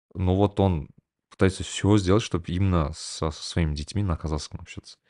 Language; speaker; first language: Russian; non-native, local second language; Kazakh